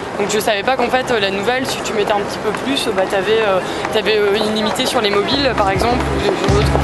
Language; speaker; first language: French; native; French